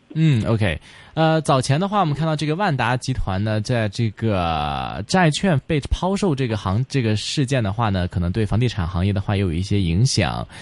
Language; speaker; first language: Chinese; non-native, local second language; Cantonese